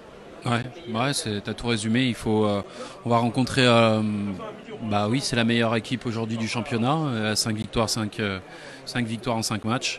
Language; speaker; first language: French; native; French